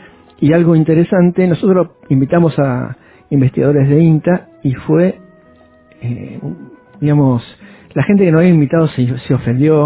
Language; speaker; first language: Spanish; native; Spanish